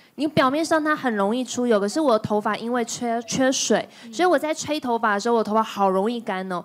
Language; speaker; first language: Chinese; native; Chinese